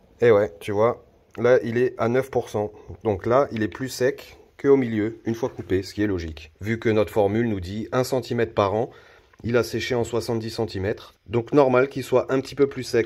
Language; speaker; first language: French; native; French